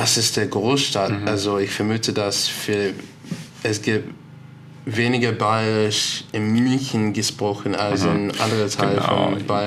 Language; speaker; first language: German; non-native, learner; English